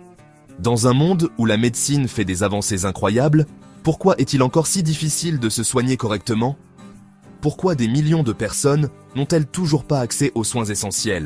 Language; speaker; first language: French; native; French